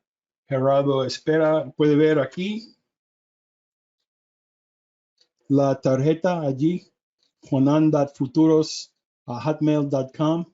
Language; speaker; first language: Spanish; non-native, learner; English